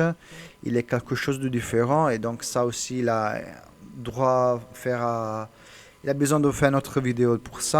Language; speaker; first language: French; non-native, learner; Italian